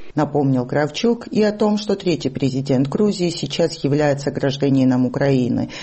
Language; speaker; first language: Russian; non-native, local second language; Georgian